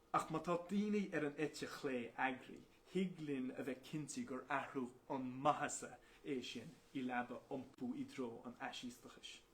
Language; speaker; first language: Irish; non-native, local second language; English